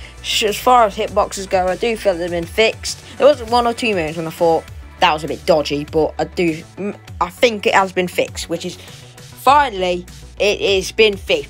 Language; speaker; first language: English; native; English